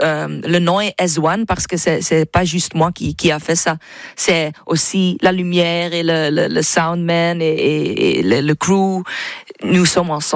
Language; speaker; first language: French; non-native, fluent; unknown